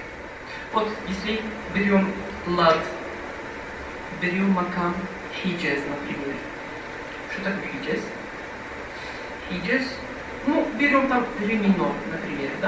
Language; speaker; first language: Russian; non-native, fluent; Arabic